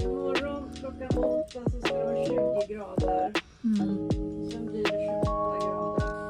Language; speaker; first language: Swedish; early bilingual, heritage; Swedish